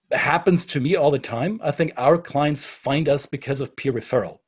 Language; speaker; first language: English; non-native, fluent; German